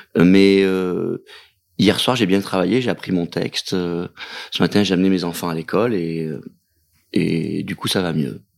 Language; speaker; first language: French; native; French